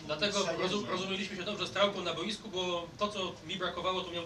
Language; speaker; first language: Polish; native; Polish